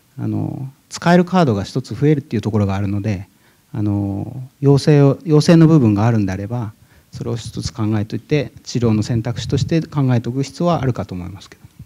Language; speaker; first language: Japanese; native; Japanese